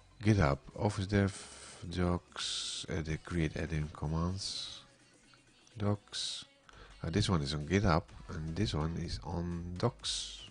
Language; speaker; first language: English; non-native, fluent; Dutch